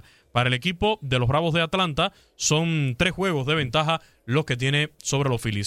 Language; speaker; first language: Spanish; native; Spanish